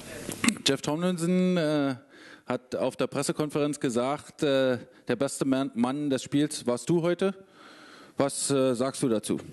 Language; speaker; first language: German; native; German